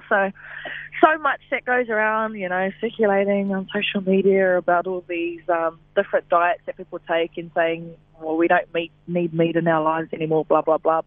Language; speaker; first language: English; native; English